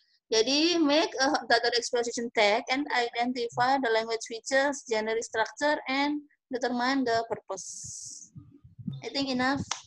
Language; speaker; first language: English; non-native, fluent; Indonesian